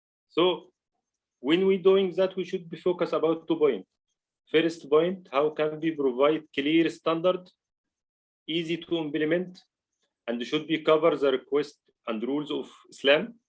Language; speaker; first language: English; non-native, learner; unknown